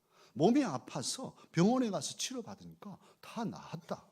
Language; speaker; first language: Korean; native; Korean